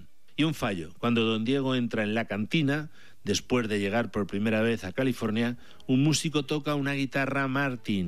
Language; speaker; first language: Spanish; native; Spanish